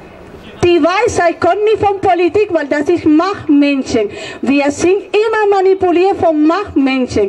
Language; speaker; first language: German; non-native, fluent; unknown